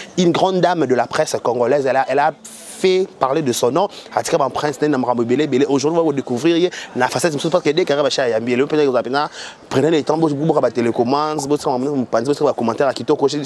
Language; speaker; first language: French; non-native, local second language; Lingala